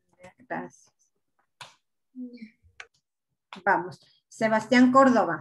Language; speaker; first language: Spanish; native; Spanish